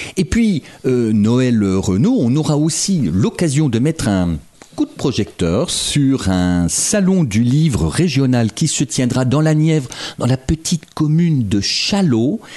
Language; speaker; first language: French; native; French